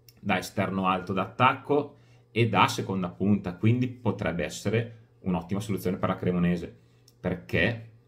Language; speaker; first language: Italian; native; Italian